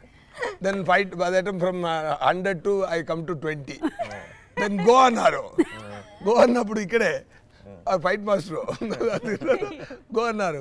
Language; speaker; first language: Telugu; non-native, learner; Tamil